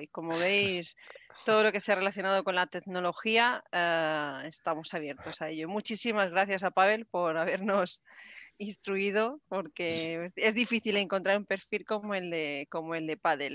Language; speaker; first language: Spanish; native; Spanish